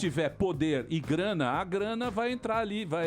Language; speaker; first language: Portuguese; native; Portuguese